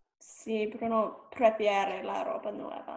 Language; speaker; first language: Spanish; non-native, learner; English